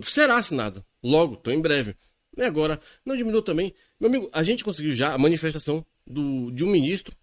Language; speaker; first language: Portuguese; native; Portuguese